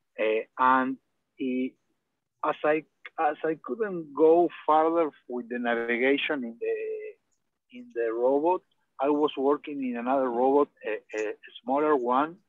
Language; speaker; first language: English; non-native, learner; Spanish